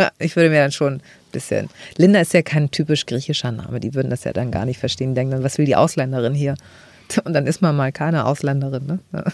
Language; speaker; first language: German; early bilingual, other home language; Greek